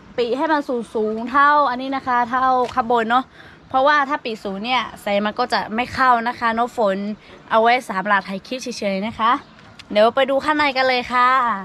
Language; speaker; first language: Thai; non-native, local second language; Lahu